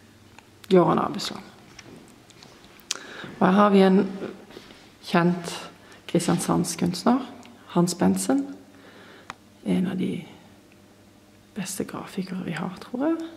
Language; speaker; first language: Norwegian; non-native, fluent; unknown